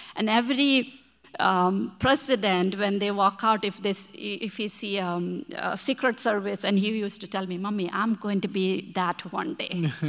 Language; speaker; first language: English; non-native, local second language; Malayalam